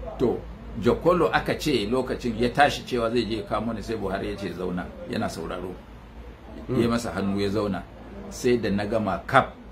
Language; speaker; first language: Hausa; non-native, local second language; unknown